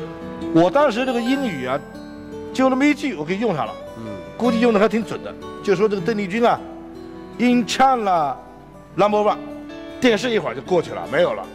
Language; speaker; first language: Chinese; native; Chinese